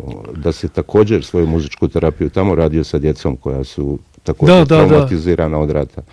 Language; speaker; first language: Bosnian; native; Bosnian